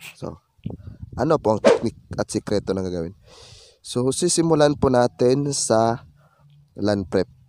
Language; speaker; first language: Filipino; non-native, local second language; Cebuano